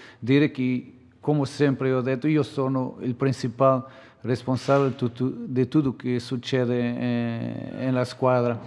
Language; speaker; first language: Italian; non-native, fluent; Portuguese